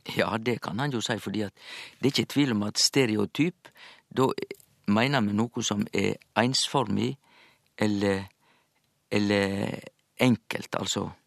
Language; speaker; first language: Norwegian; native; Norwegian